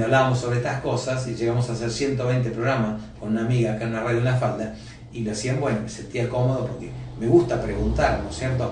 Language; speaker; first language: Spanish; native; Spanish